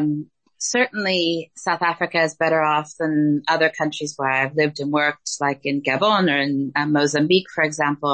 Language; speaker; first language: English; native; English